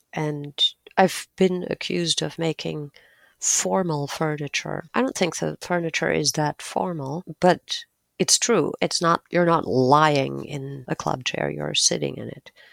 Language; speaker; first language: English; non-native, fluent; German